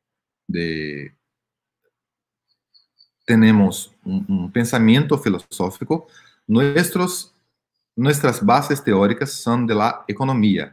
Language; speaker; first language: Spanish; non-native, fluent; Portuguese